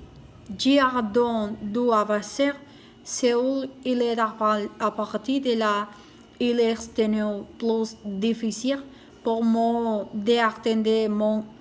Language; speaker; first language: French; non-native, learner; Spanish